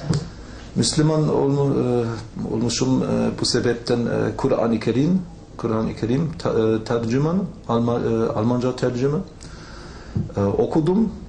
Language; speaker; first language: Turkish; non-native, learner; German